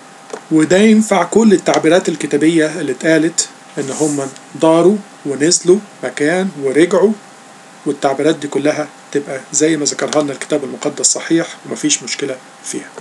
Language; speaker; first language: Arabic; native; Arabic